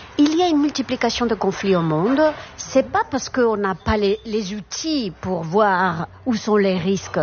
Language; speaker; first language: French; non-native, fluent; Spanish